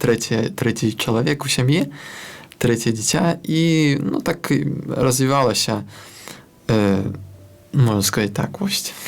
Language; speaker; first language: Belarusian; non-native, local second language; Russian